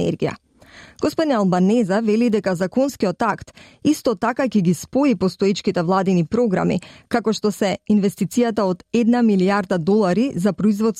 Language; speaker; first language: Macedonian; native; Macedonian